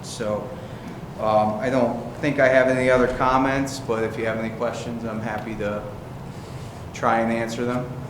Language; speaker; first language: English; native; English